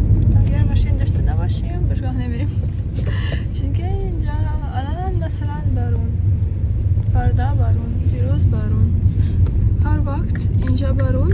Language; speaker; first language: Persian; non-native, learner; Ukrainian